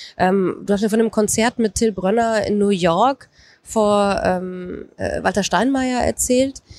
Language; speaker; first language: German; native; German